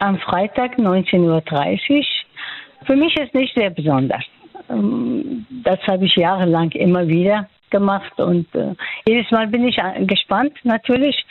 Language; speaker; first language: German; non-native, fluent; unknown